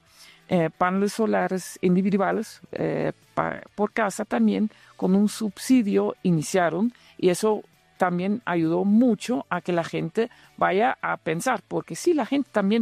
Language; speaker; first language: Spanish; non-native, fluent; Dutch